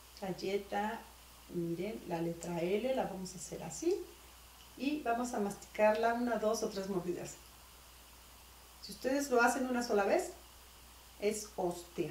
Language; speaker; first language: Spanish; native; Spanish